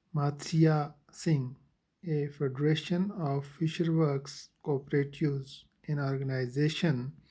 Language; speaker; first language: English; non-native, local second language; Urdu